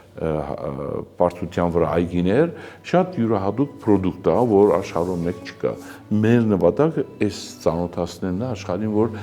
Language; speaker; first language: Armenian; early bilingual, heritage; Armenian